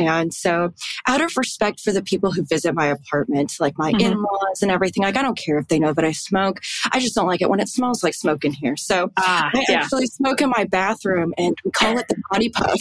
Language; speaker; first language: English; native; English